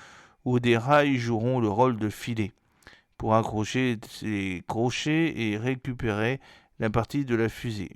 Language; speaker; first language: French; native; French